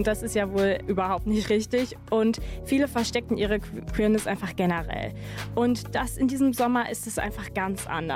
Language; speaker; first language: German; native; German